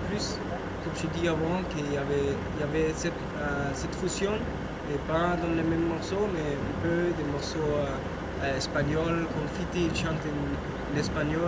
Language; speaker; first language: French; non-native, fluent; German